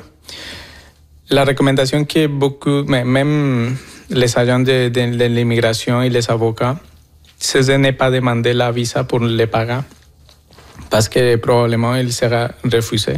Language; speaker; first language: French; non-native, fluent; Spanish